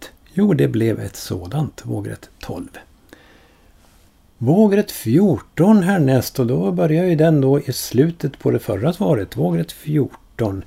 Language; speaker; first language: Swedish; native; Swedish